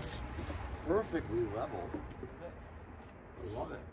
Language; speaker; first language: English; native; English